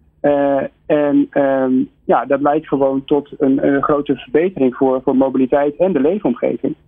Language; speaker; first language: Dutch; native; Dutch